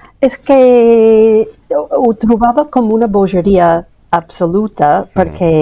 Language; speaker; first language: Catalan; non-native, fluent; English